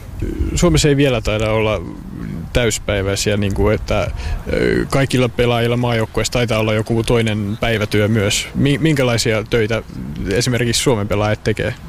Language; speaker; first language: Finnish; native; Finnish